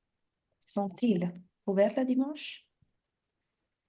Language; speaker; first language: French; non-native, fluent; Hindi